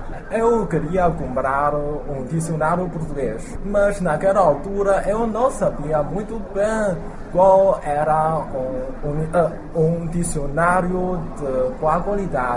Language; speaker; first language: Portuguese; non-native, learner; Chinese